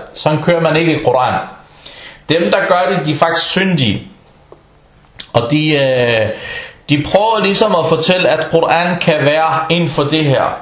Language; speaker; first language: Danish; non-native, fluent; Arabic